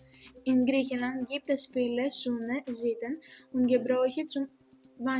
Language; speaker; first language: German; non-native, learner; Greek